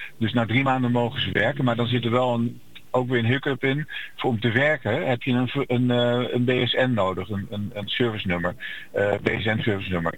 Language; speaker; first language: Dutch; native; Dutch